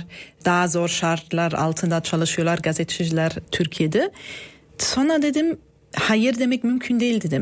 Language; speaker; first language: Turkish; non-native, fluent; German